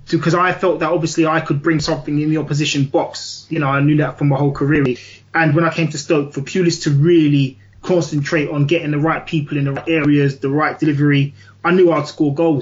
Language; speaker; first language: English; native; English